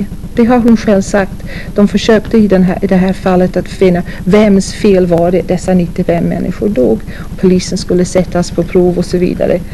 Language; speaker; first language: Swedish; non-native, fluent; English